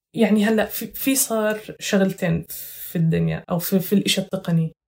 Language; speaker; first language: Arabic; native; Arabic